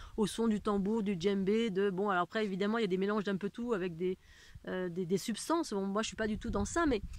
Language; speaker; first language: French; native; French